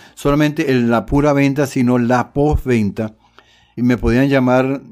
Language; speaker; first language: Spanish; native; Spanish